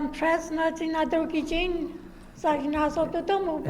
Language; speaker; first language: Polish; early bilingual, heritage; Polish